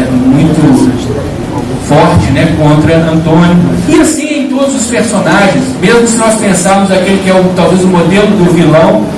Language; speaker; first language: Portuguese; native; Portuguese